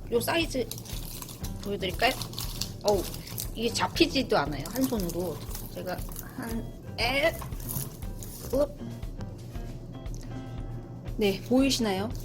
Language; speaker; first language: Korean; native; Korean